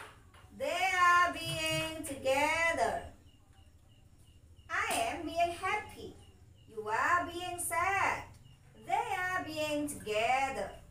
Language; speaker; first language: English; non-native, learner; Indonesian